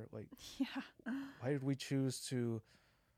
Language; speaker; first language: English; native; English